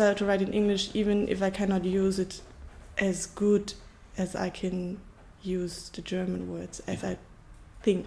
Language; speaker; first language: English; non-native, fluent; German